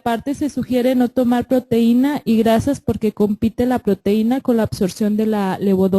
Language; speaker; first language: Spanish; native; Spanish